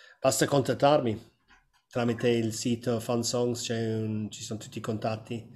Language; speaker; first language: Italian; non-native, fluent; English